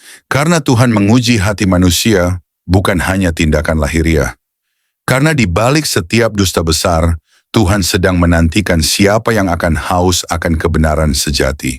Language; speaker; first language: Indonesian; native; Indonesian